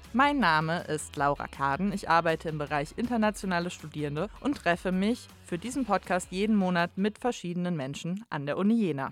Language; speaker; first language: German; native; German